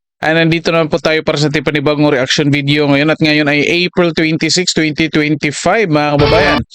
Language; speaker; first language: Filipino; non-native, local second language; Cebuano